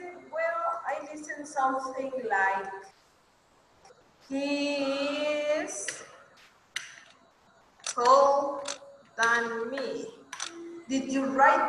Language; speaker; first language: English; non-native, fluent; Spanish